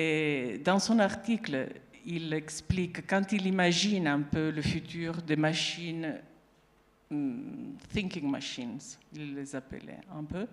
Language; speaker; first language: French; non-native, fluent; Italian